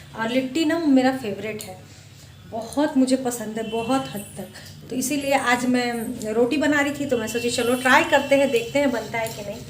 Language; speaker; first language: Hindi; non-native, local second language; Bangla